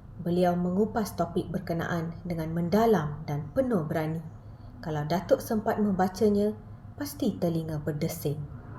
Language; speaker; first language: Malay; non-native, local second language; Tamil